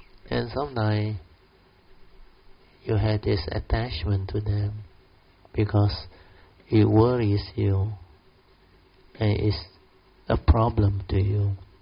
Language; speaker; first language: English; non-native, local second language; Min Nan Chinese